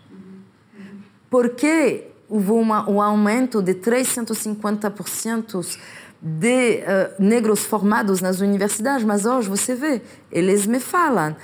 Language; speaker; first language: Portuguese; non-native, fluent; French